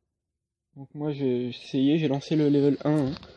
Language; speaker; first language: French; native; French